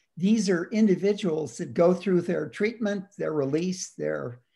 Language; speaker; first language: English; native; English